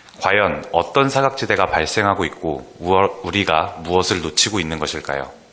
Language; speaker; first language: Korean; native; Korean